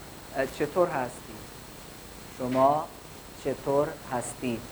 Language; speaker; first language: Persian; non-native, fluent; Urdu